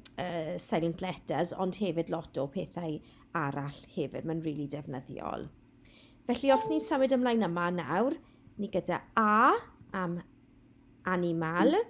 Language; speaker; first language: Welsh; non-native, local second language; English